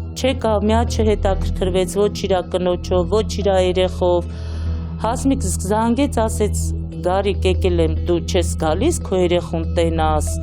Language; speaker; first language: Armenian; native; Armenian